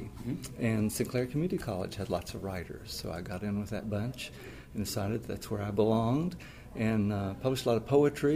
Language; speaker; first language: English; native; English